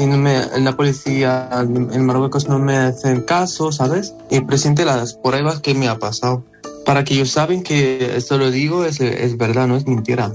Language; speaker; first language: Spanish; non-native, learner; Arabic